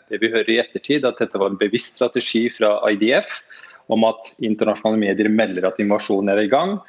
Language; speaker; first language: Norwegian; native; Norwegian